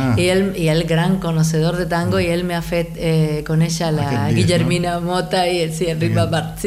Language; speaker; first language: Catalan; non-native, fluent; Spanish